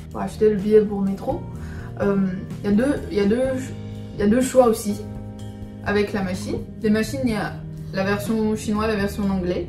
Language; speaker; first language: French; non-native, fluent; Chinese